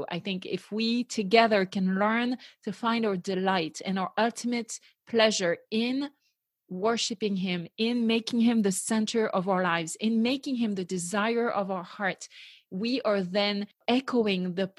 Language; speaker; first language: English; non-native, fluent; French